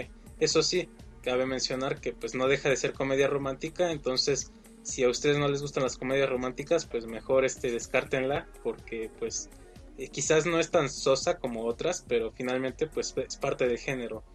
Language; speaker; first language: Spanish; native; Spanish